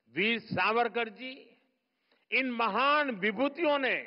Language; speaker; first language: Hindi; non-native, local second language; Gujarati